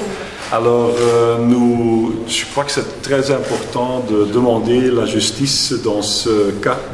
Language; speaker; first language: French; non-native, fluent; Dutch